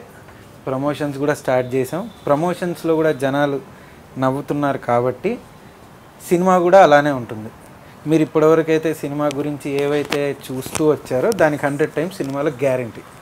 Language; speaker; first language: Telugu; native; Telugu